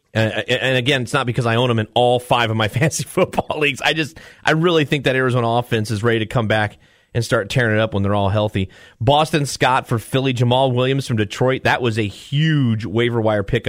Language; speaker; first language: English; native; English